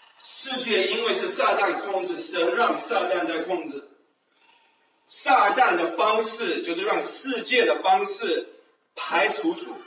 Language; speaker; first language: Chinese; early bilingual, heritage; Chinese